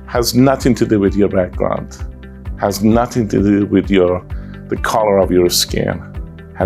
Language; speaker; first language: English; non-native, fluent; Persian